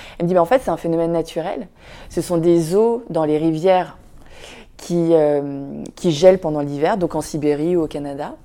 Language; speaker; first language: French; early bilingual, other home language; Vietnamese